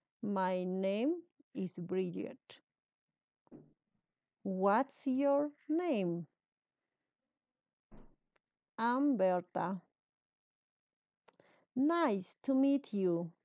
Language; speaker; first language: English; non-native, learner; Spanish